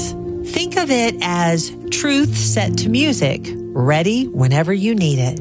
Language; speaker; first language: English; native; English